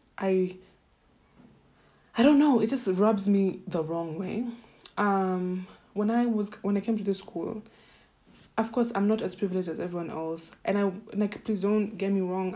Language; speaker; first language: English; non-native, local second language; Swahili